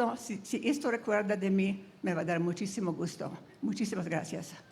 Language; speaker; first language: Spanish; non-native, fluent; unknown